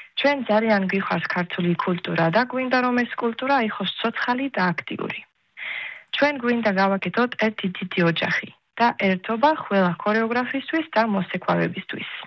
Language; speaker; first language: Georgian; early bilingual, heritage; Georgian